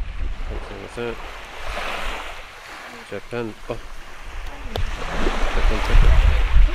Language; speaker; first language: Japanese; non-native, learner; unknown